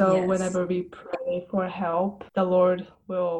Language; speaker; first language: English; non-native, fluent; Japanese